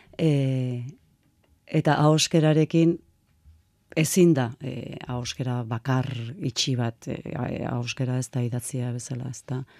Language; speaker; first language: Basque; native; Basque